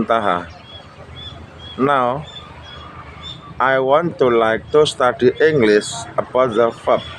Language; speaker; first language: English; non-native, learner; Indonesian